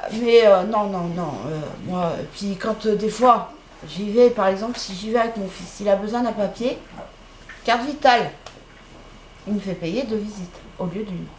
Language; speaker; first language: French; native; French